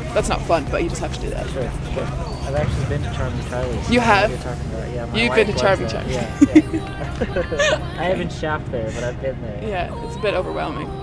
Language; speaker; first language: English; native; English